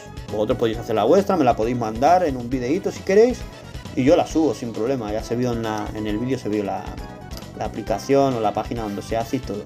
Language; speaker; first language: Spanish; native; Spanish